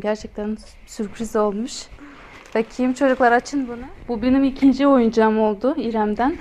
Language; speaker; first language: Turkish; non-native, fluent; Russian